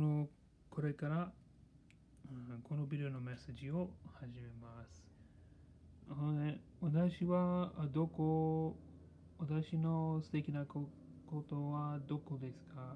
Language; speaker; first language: Japanese; non-native, learner; English